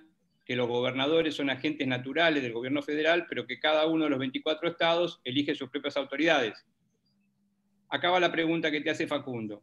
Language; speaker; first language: Spanish; native; Spanish